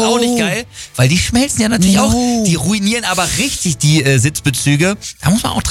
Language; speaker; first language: German; native; German